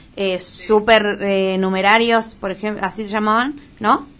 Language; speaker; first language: Spanish; native; Spanish